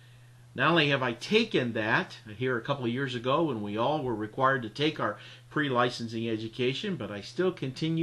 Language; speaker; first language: English; native; English